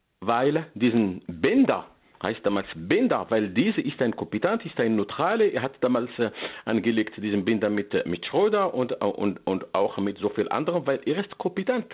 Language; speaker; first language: German; non-native, learner; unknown